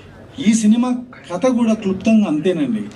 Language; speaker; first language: Telugu; native; Telugu